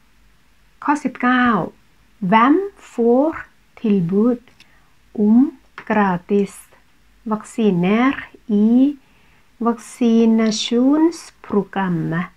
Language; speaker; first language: Norwegian; non-native, fluent; Thai